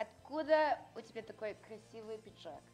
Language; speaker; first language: Russian; non-native, learner; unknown